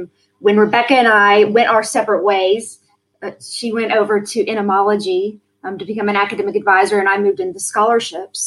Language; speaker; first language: English; native; English